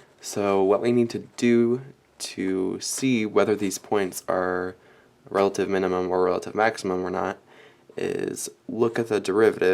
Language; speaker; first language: English; native; English